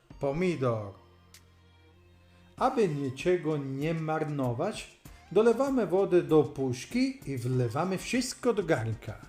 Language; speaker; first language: Polish; non-native, learner; Italian